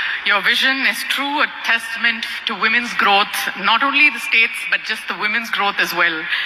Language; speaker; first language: English; non-native, local second language; Tamil